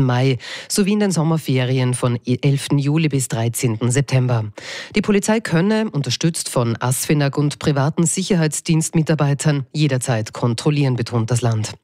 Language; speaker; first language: German; native; German